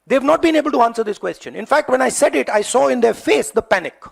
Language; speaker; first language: English; non-native, local second language; Hindi